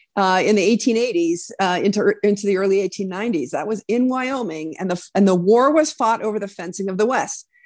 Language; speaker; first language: English; native; English